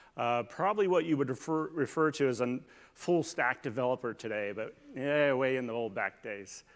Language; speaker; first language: English; native; English